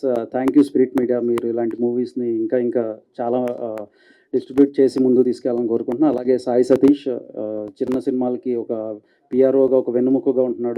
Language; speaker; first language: Telugu; native; Telugu